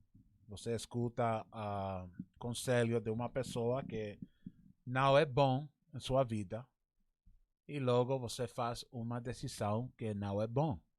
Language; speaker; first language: Portuguese; non-native, learner; English